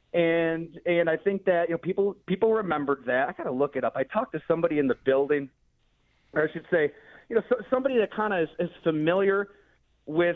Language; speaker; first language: English; native; English